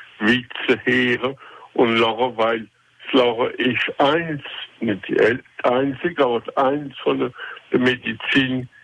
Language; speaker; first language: German; non-native, local second language; French